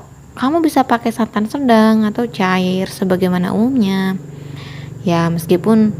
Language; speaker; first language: Indonesian; native; Indonesian